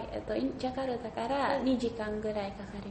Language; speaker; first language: Japanese; non-native, learner; Indonesian